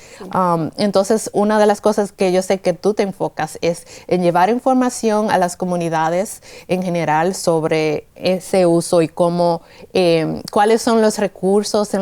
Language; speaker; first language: Spanish; early bilingual, heritage; Spanish